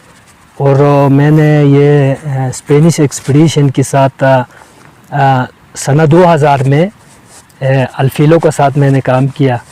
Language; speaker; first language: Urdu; non-native, local second language; Balti